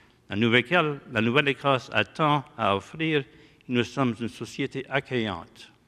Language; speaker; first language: French; early bilingual, heritage; French